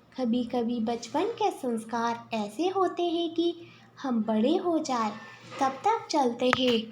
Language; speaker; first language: Hindi; native; Hindi